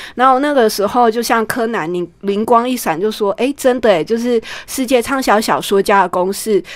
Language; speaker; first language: Chinese; native; Chinese